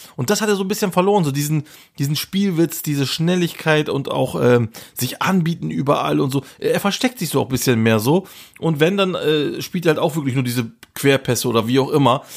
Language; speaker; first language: German; early bilingual, other home language; Turkish